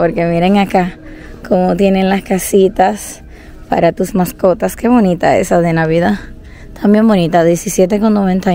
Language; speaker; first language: Spanish; native; Spanish